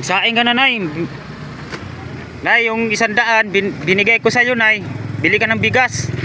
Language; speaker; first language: Filipino; non-native, local second language; Cebuano